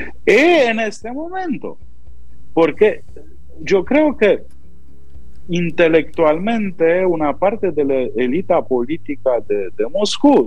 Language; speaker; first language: Spanish; non-native, fluent; Romanian